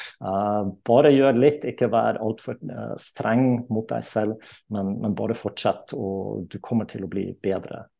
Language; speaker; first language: Norwegian; non-native, fluent; German